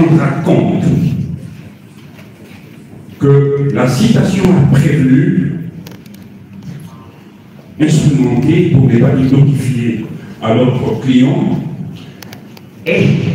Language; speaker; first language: French; non-native, local second language; Lingala